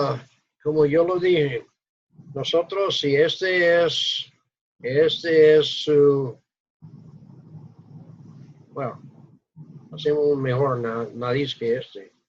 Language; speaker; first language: Spanish; non-native, fluent; English